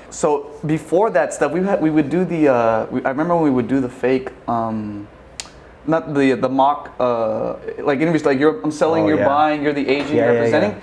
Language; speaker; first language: English; native; English